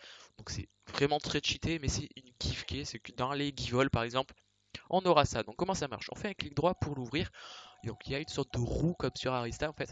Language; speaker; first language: French; native; French